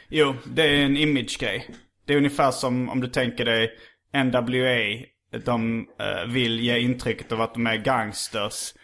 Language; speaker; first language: Swedish; native; Swedish